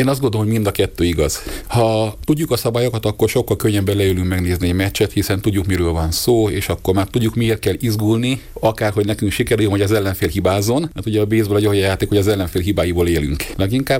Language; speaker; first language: Hungarian; native; Hungarian